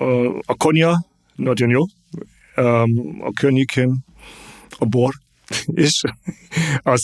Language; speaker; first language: Hungarian; non-native, fluent; German